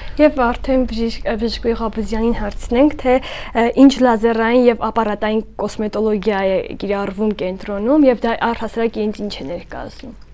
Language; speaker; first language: Armenian; native; Armenian